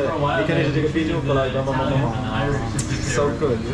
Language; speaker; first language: Chinese; non-native, learner; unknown